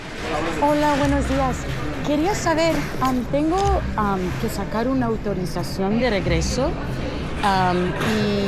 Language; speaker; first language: Spanish; early bilingual, heritage; English